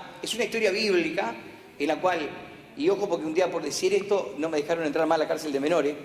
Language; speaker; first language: Spanish; native; Spanish